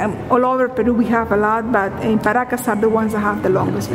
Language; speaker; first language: English; non-native, fluent; Spanish